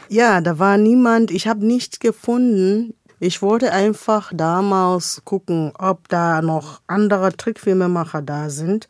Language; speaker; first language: German; non-native, fluent; Igbo